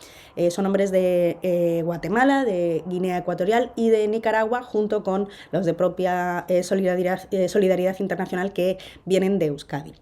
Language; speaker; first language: Spanish; native; Spanish